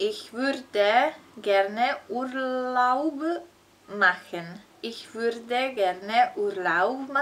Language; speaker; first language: German; non-native, learner; Italian